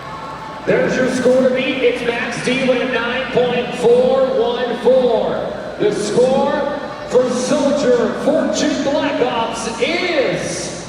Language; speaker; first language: English; native; English